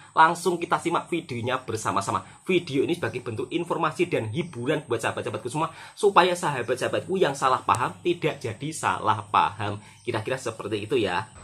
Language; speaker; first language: Indonesian; native; Indonesian